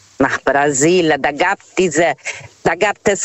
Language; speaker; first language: German; non-native, fluent; Portuguese